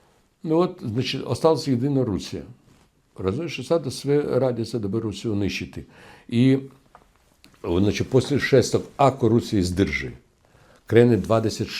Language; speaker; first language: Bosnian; non-native, fluent; Russian